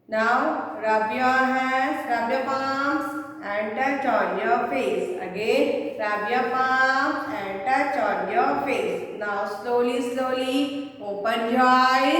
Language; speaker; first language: English; non-native, local second language; Hindi